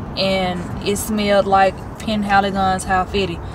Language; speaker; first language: English; native; English